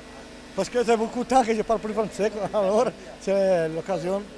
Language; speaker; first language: French; non-native, learner; Italian